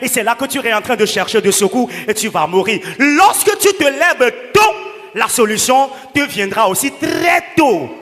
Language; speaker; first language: French; non-native, local second language; Ewe